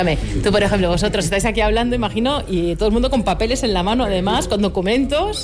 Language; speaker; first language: Spanish; native; Spanish